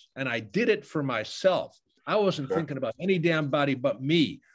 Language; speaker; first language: English; native; English